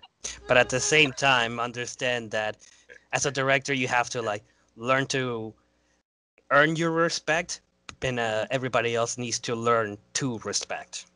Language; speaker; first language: English; non-native, fluent; Spanish